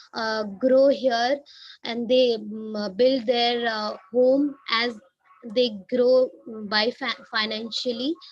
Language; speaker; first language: English; non-native, learner; Hindi